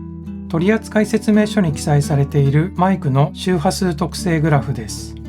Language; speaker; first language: Japanese; native; Japanese